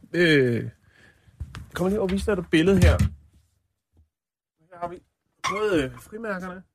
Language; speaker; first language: Danish; native; Danish